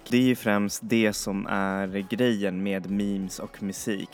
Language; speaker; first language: Swedish; native; Swedish